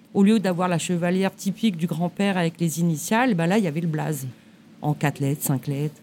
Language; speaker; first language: French; native; French